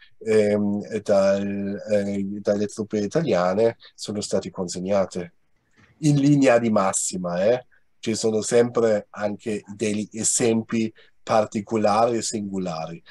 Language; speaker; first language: Italian; non-native, fluent; German